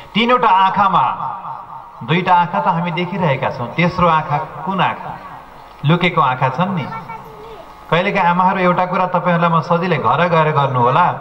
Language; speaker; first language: Nepali; native; Nepali